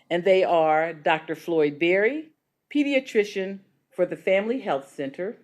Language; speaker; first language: English; native; English